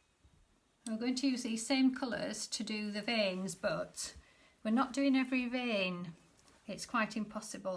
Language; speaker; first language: English; native; English